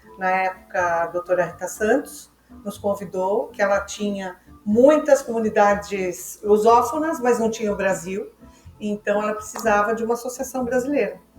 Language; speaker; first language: Portuguese; native; Portuguese